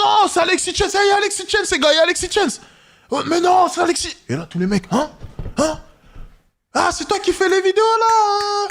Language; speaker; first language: French; native; French